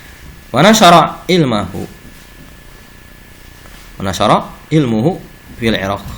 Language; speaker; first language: Arabic; non-native, fluent; Indonesian